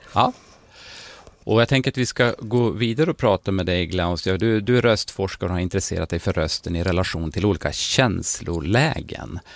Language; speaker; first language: Swedish; native; Swedish